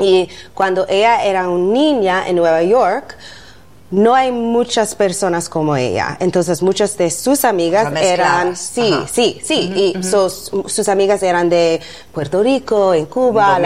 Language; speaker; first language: Spanish; non-native, learner; English